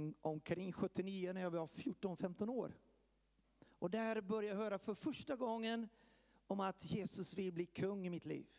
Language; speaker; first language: Swedish; early bilingual, heritage; Swedish